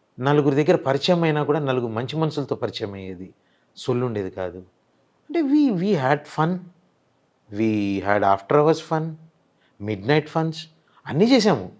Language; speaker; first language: Telugu; native; Telugu